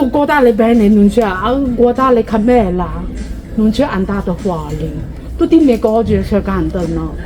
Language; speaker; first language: Italian; non-native, learner; Chinese